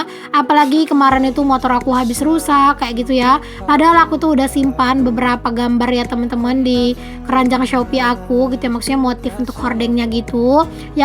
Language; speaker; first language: Indonesian; native; Indonesian